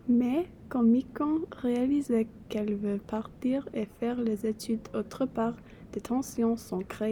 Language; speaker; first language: French; non-native, learner; English